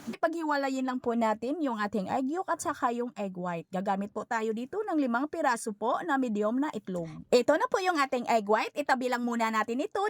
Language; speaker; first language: Filipino; non-native, local second language; Cebuano